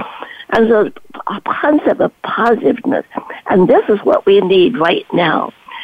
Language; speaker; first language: English; native; English